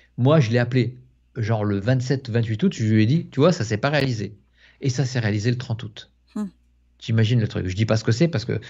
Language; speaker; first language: French; native; French